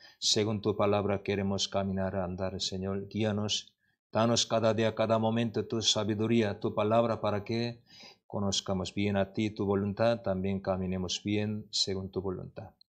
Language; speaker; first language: Spanish; non-native, learner; Korean